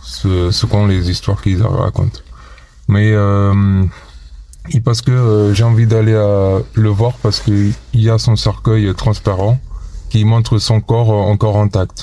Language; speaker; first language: French; non-native, fluent; Portuguese